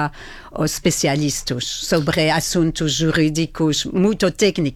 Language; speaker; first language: Portuguese; non-native, learner; French